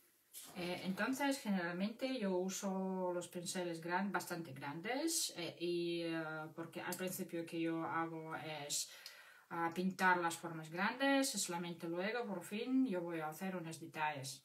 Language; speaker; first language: Spanish; non-native, fluent; Russian